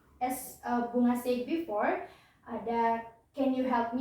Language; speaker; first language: English; non-native, learner; Indonesian